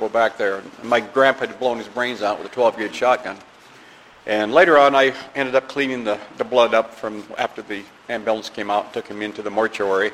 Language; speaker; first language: English; native; English